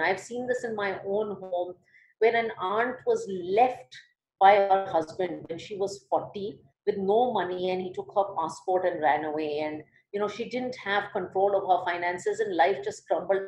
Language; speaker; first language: English; early bilingual, other home language; Hindi